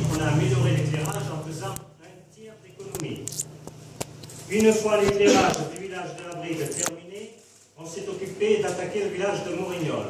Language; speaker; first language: French; native; French